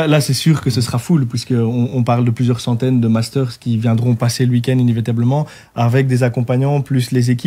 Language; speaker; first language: French; native; French